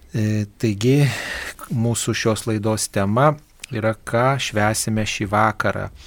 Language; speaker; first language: Lithuanian; native; Lithuanian